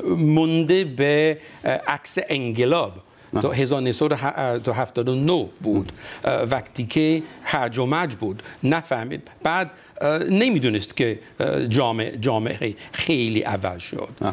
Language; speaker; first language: Persian; non-native, fluent; English